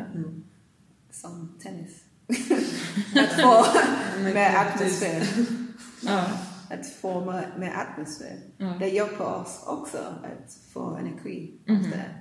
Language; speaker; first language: Swedish; non-native, learner; English